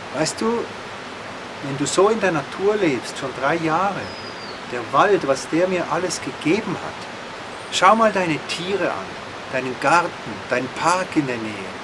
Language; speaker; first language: German; native; German